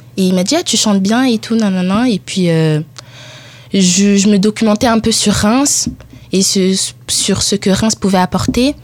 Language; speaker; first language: French; early bilingual, other home language; Italian